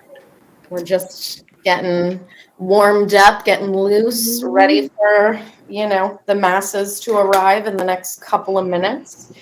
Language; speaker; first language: English; native; English